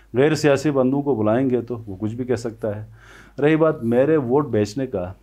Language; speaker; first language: Urdu; non-native, local second language; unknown